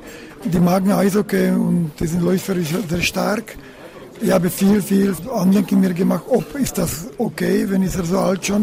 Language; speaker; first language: German; non-native, learner; Czech